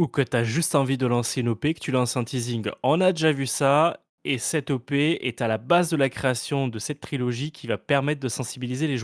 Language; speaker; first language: French; native; French